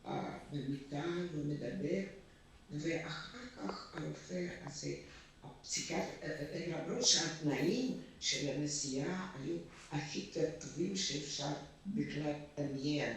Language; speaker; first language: Hebrew; non-native, fluent; Russian